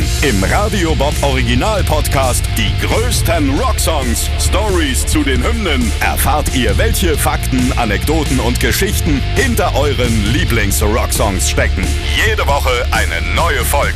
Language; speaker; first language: German; native; German